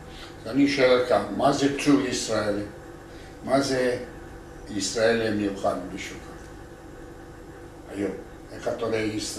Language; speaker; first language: Hebrew; non-native, learner; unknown